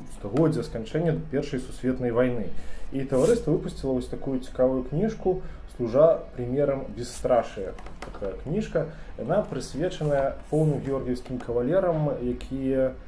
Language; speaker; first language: Belarusian; non-native, local second language; Russian